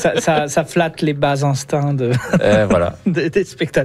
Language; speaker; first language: French; native; French